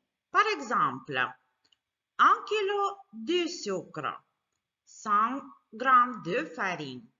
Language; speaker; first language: French; non-native, fluent; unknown